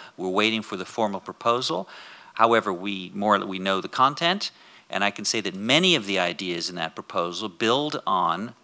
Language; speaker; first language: English; native; English